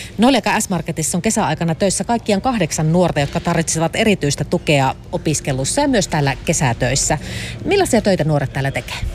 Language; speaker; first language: Finnish; native; Finnish